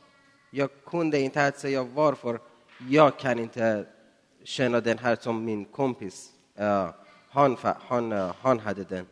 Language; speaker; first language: Swedish; non-native, learner; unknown